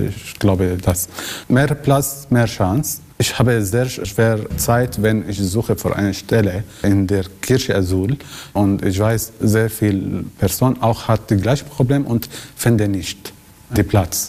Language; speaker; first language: German; non-native, learner; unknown